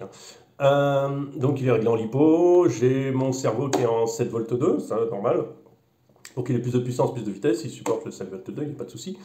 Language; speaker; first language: French; native; French